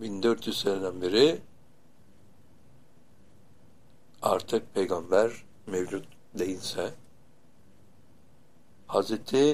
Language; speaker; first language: Turkish; native; Turkish